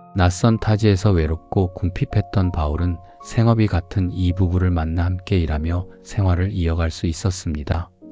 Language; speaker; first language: Korean; native; Korean